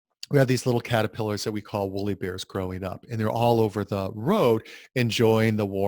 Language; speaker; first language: English; native; English